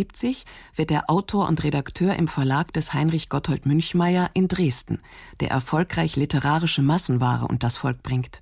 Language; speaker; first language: German; native; German